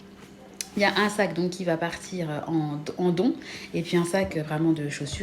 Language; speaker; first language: French; native; French